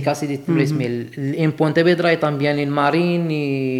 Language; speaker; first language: Spanish; non-native, learner; Arabic